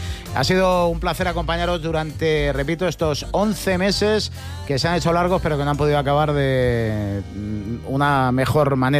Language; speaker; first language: Spanish; native; Spanish